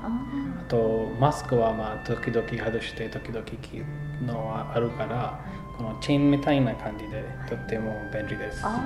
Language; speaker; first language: Japanese; non-native, fluent; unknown